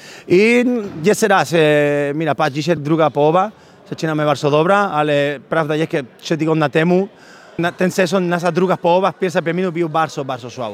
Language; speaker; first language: Polish; non-native, learner; Spanish